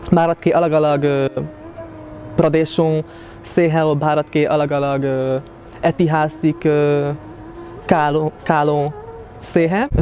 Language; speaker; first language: Hindi; non-native, fluent; Hungarian